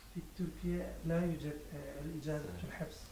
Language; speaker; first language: Arabic; non-native, learner; Turkish